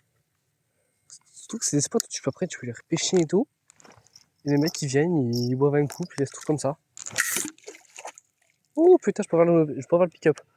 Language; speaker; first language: French; native; French